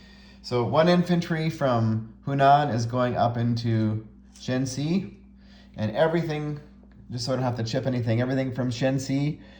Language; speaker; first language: English; native; English